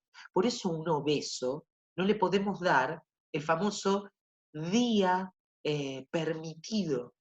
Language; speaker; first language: Spanish; native; Spanish